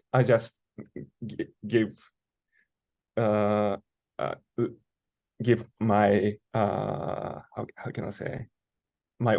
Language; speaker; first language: English; non-native, learner; Japanese